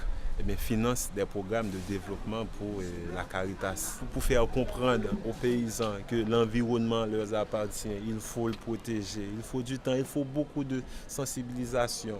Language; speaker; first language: French; non-native, local second language; Haitian Creole